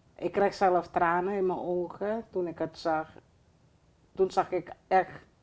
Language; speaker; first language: Dutch; early bilingual, other home language; Indonesian